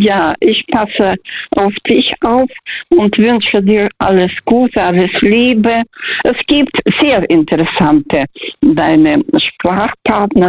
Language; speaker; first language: German; early bilingual, heritage; Russian